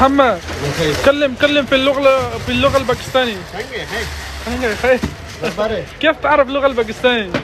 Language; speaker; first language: Arabic; non-native, learner; Urdu